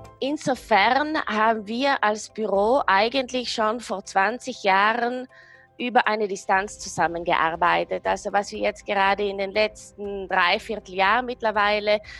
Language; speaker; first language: German; native; German